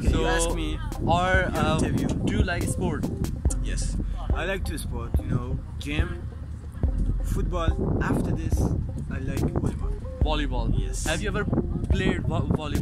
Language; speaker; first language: English; non-native, learner; Persian